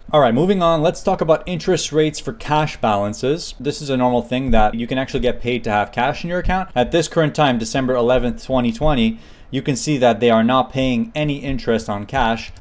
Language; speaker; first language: English; native; English